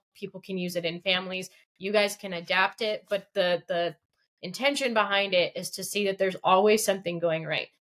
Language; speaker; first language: English; early bilingual, other home language; Russian